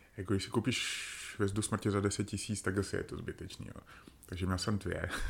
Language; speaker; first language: Czech; early bilingual, other home language; Slovak